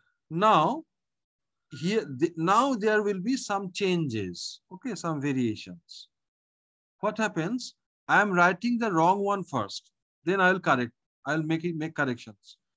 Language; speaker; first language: English; non-native, local second language; Bangla